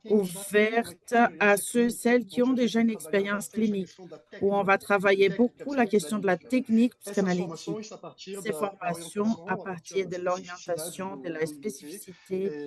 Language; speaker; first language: French; non-native, fluent; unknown